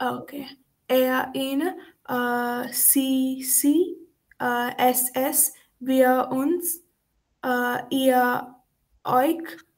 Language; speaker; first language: German; non-native, learner; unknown